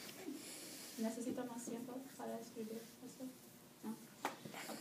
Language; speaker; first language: Spanish; non-native, learner; English